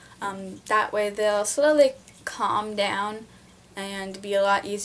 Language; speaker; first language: English; native; English